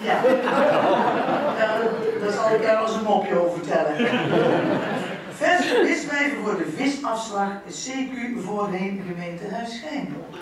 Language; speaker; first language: Dutch; native; Dutch